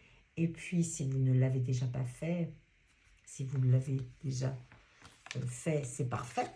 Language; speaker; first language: French; native; French